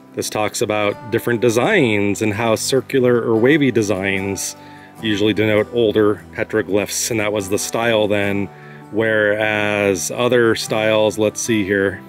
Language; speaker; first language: English; native; English